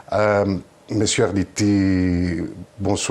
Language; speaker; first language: French; non-native, fluent; Greek